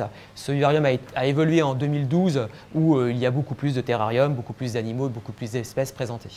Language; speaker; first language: French; native; French